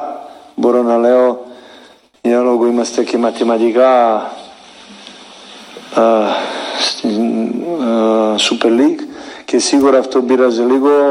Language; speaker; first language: Greek; non-native, learner; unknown